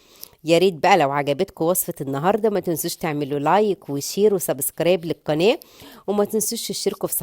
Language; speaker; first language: Arabic; native; Arabic